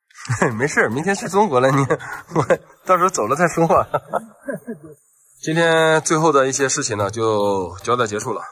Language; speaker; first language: Chinese; native; Chinese